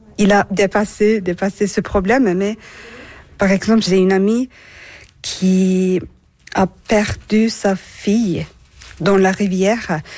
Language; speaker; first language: French; non-native, learner; Turkish